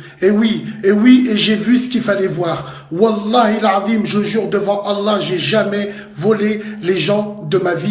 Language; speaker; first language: French; native; French